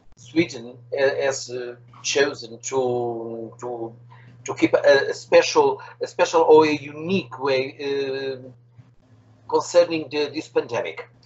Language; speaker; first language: English; non-native, fluent; Portuguese